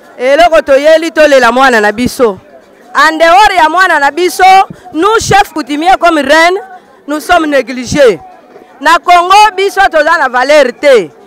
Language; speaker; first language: Lingala; non-native, local second language; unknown